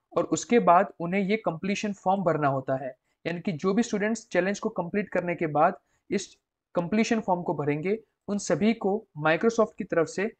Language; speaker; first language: Hindi; non-native, local second language; Gujarati